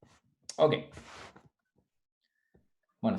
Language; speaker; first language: Spanish; native; Spanish